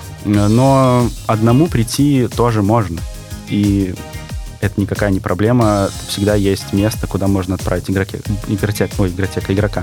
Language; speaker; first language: Russian; native; Russian